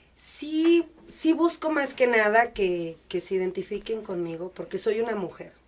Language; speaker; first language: Spanish; native; Spanish